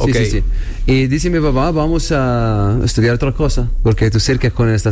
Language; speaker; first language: Spanish; non-native, learner; Arabic